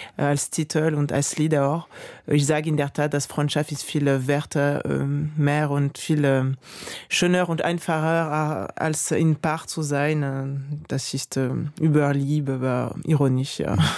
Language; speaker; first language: German; non-native, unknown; French